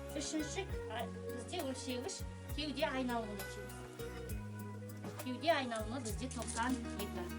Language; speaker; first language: Kazakh; native; Kazakh